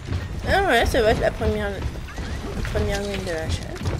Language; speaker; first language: French; native; French